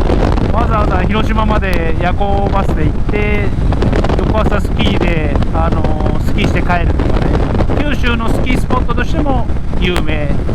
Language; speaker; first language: Japanese; native; Japanese